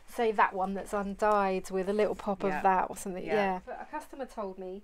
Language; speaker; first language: English; native; English